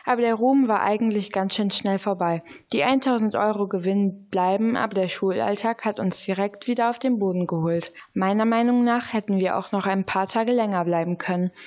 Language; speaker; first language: German; native; German